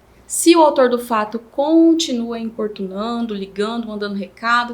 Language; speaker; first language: Portuguese; native; Portuguese